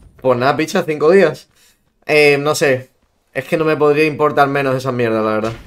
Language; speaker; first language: Spanish; native; Spanish